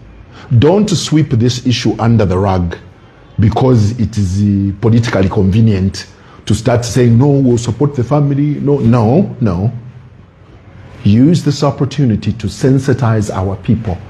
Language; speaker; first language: English; non-native, local second language; Bemba